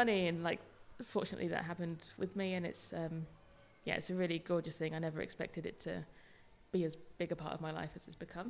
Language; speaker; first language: English; native; English